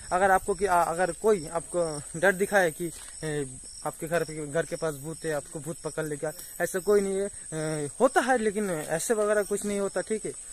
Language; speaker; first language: Hindi; non-native, local second language; Bangla